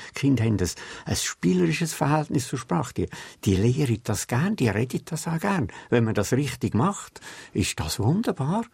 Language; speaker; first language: German; native; German